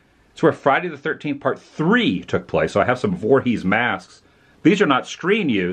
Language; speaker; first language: English; native; English